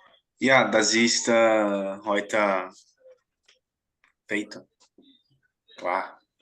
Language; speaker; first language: German; non-native, learner; Portuguese